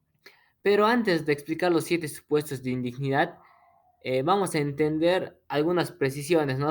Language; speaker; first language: Spanish; native; Spanish